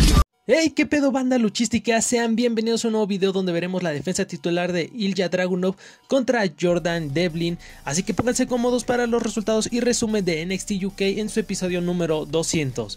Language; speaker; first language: Spanish; native; Spanish